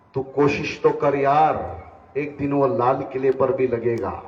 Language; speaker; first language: Hindi; non-native, local second language; Marathi